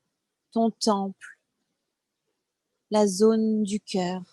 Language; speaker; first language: French; native; French